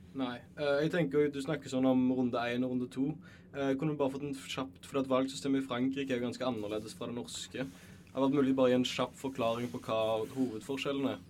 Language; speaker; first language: Norwegian; native; Norwegian